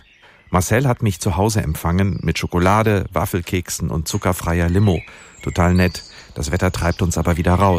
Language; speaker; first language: German; native; German